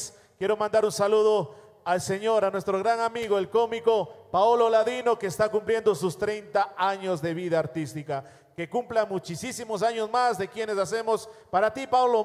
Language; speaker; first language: Spanish; native; Spanish